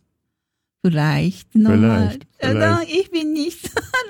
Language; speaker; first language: German; non-native, learner; Japanese